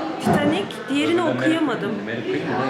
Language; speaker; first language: Turkish; early bilingual, heritage; Turkish